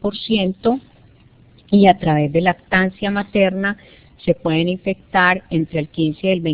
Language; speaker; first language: Spanish; native; Spanish